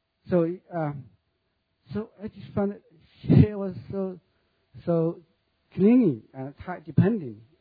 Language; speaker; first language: English; non-native, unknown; Chinese